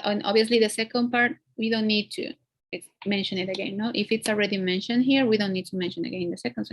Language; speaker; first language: English; non-native, fluent; Spanish